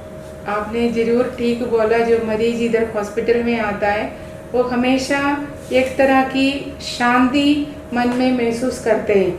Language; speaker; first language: Hindi; non-native, local second language; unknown